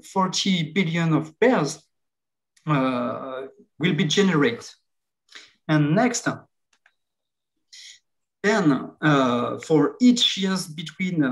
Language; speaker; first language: English; non-native, fluent; French